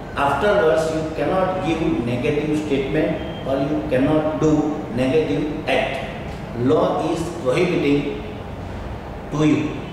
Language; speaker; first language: English; non-native, local second language; Gujarati